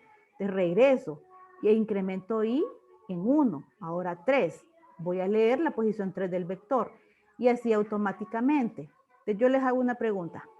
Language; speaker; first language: Spanish; native; Spanish